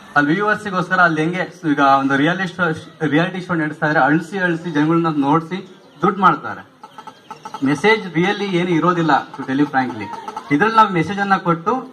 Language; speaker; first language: Kannada; non-native, local second language; Lambadi